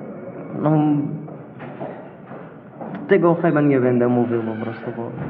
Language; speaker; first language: Polish; non-native, learner; Arabic